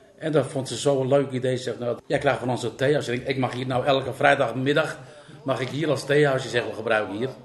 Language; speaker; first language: Dutch; non-native, fluent; Turkish